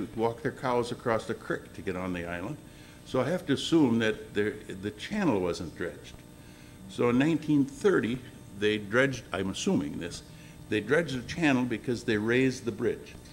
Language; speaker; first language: English; native; English